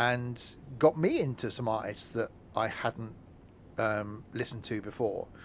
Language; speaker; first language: English; native; English